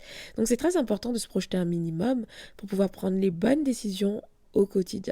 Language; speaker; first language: French; native; French